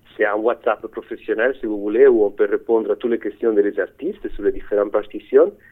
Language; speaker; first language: French; non-native, fluent; Italian